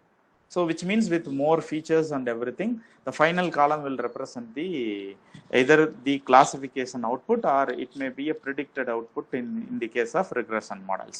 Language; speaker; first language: English; non-native, local second language; Tamil